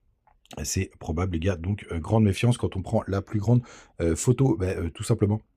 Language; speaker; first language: French; native; French